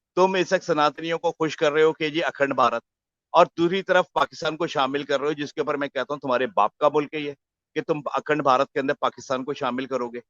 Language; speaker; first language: Urdu; native; Urdu